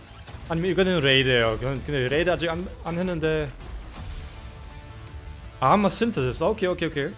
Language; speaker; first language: Korean; non-native, fluent; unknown